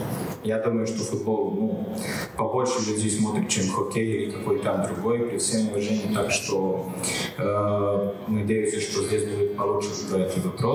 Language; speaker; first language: Russian; non-native, learner; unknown